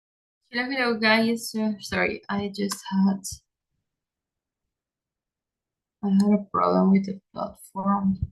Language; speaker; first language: English; non-native, fluent; Spanish